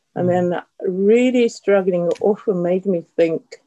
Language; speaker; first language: English; non-native, fluent; Japanese